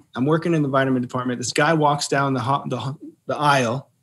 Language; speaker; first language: English; native; English